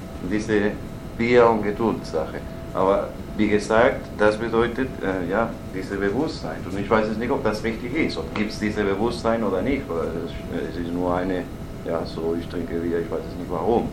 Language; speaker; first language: German; non-native, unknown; Spanish